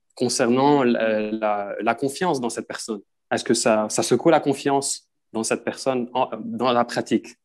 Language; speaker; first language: French; non-native, local second language; Arabic